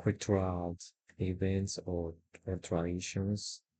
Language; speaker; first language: English; non-native, learner; Spanish